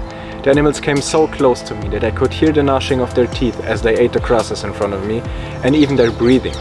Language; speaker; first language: English; non-native, fluent; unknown